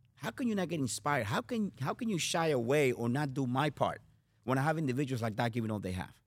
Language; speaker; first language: English; non-native, fluent; Spanish